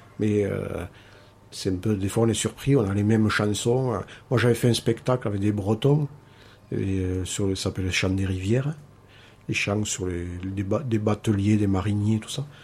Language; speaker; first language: French; native; French